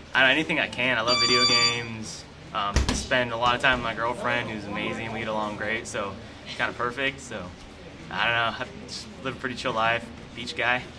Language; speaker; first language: English; native; English